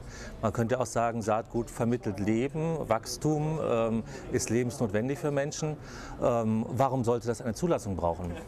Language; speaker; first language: German; native; German